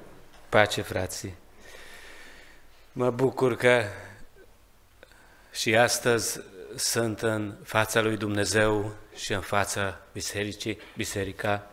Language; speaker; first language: Romanian; non-native, learner; Hungarian